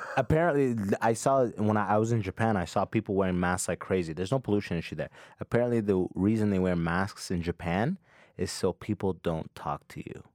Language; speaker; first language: English; early bilingual, other home language; Arabic